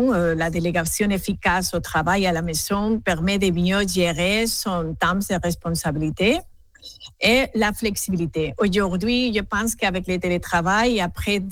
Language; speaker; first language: French; non-native, learner; Spanish